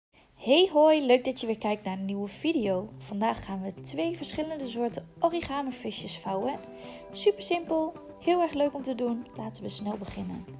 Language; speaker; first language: Dutch; native; Dutch